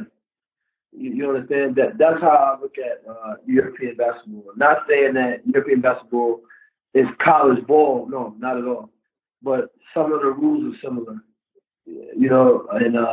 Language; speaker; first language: English; native; English